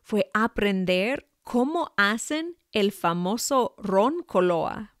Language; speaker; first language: Spanish; non-native, fluent; English